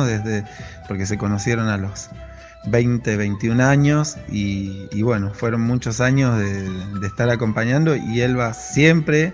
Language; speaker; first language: Spanish; native; Spanish